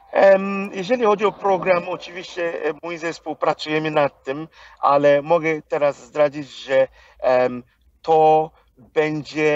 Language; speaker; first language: Polish; non-native, fluent; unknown